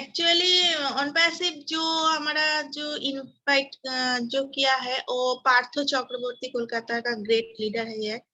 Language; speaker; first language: Hindi; non-native, local second language; Bangla